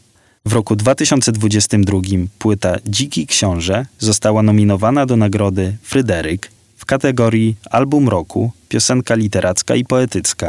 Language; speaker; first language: Polish; native; Polish